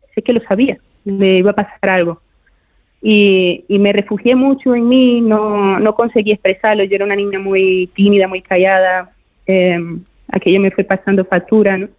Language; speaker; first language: Spanish; early bilingual, other home language; Portuguese